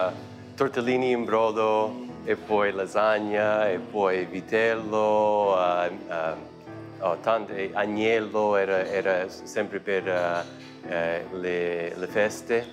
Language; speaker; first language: Italian; early bilingual, heritage; Italian